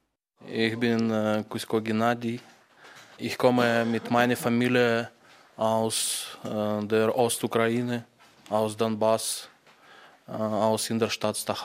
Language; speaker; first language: German; non-native, learner; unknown